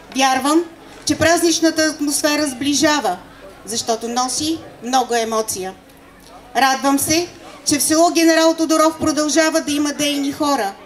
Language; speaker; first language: Bulgarian; native; Bulgarian